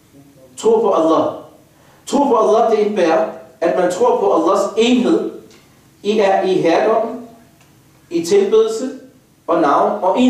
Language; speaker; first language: Danish; non-native, fluent; Arabic